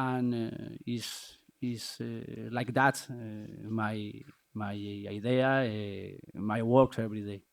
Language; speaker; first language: English; non-native, learner; Spanish